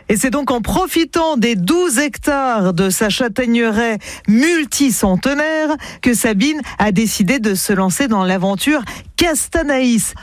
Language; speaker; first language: French; native; French